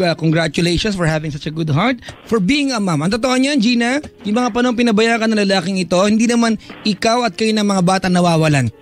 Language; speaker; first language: Filipino; native; Filipino